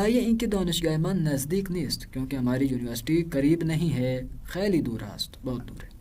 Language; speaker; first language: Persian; non-native, fluent; Urdu